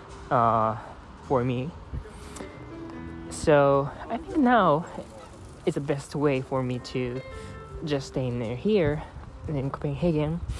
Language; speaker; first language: English; non-native, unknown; Japanese